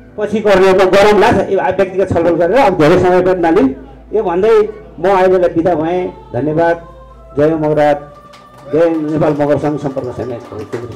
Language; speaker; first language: Nepali; non-native, local second language; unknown